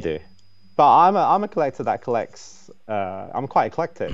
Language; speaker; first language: English; native; English